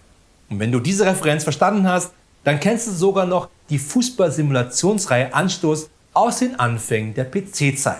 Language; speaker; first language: German; native; German